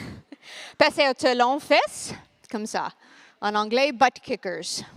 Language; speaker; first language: French; non-native, learner; English